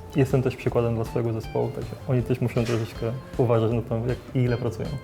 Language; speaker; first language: Polish; non-native, fluent; Romanian